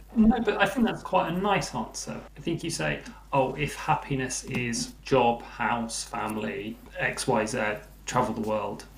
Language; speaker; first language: English; native; English